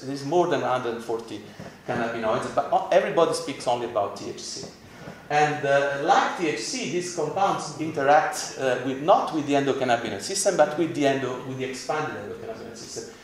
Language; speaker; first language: English; non-native, fluent; Italian